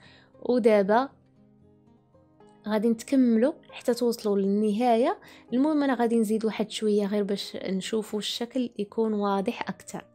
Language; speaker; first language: Arabic; native; Arabic